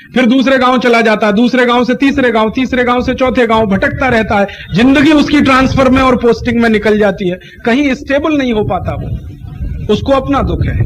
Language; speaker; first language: Hindi; native; Hindi